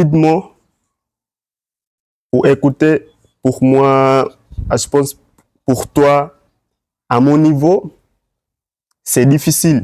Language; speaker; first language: French; non-native, learner; Swahili